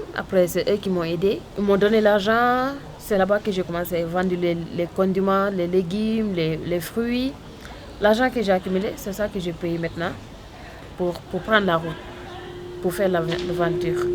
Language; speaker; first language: French; non-native, learner; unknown